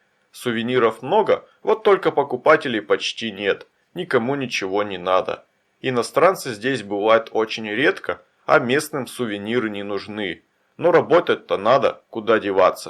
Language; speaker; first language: Russian; native; Russian